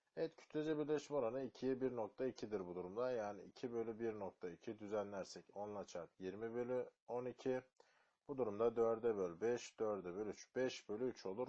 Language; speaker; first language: Turkish; native; Turkish